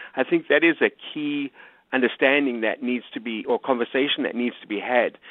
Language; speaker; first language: English; native; English